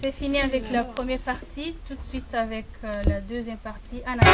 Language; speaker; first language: French; non-native, local second language; Comorian